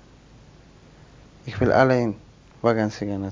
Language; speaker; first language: Dutch; non-native, learner; Turkish